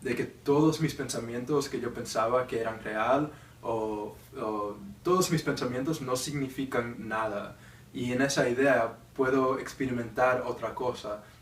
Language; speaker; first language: Spanish; non-native, learner; English